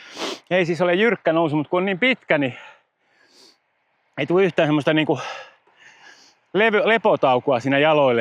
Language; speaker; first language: Finnish; native; Finnish